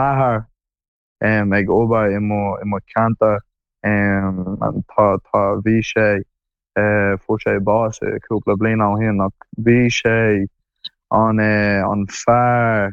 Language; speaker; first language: Irish; non-native, learner; English